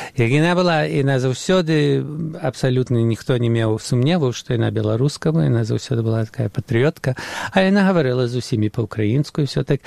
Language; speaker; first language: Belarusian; early bilingual, heritage; Belarusian